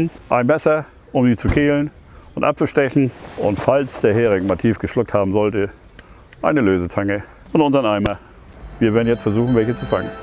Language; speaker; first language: German; native; German